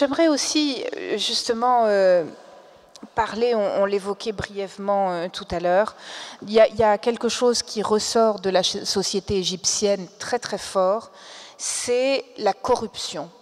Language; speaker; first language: French; native; French